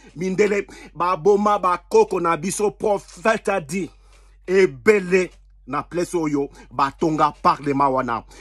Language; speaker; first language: French; non-native, local second language; Lingala